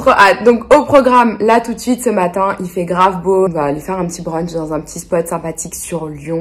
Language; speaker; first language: French; native; French